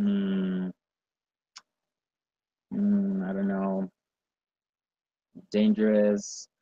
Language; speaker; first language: English; non-native, learner; Spanish